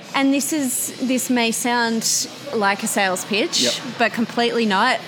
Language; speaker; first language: English; native; English